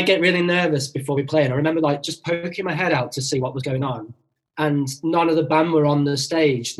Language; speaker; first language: English; native; English